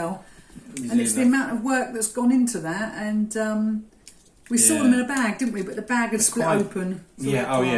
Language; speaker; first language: English; native; English